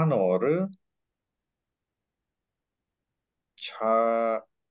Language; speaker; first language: Korean; non-native, learner; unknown